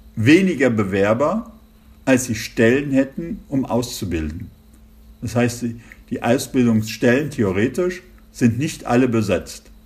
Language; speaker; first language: German; native; German